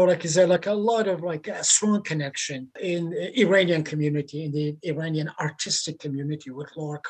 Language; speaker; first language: English; non-native, fluent; Persian